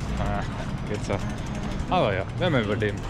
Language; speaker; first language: German; native; German